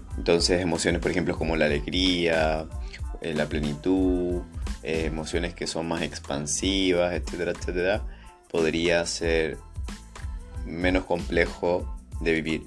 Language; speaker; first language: Spanish; native; Spanish